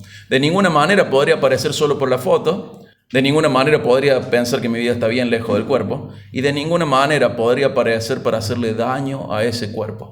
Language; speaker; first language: Spanish; native; Spanish